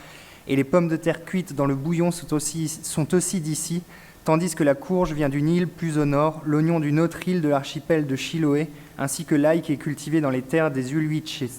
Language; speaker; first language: French; native; French